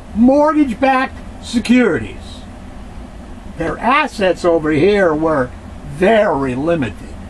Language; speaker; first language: English; native; English